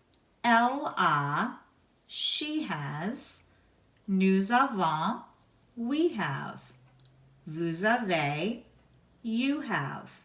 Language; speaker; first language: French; non-native, fluent; English